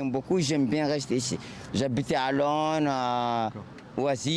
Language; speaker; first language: French; non-native, local second language; Comorian